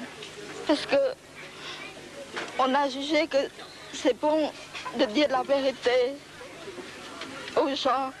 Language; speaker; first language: French; non-native, learner; Khmer